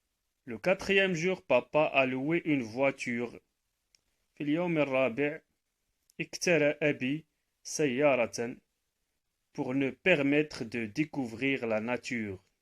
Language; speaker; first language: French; non-native, local second language; Arabic